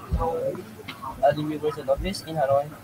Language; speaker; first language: English; non-native, learner; Vietnamese